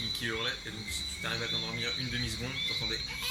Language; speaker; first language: French; native; French